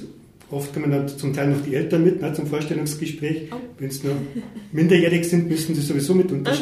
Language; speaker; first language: German; native; German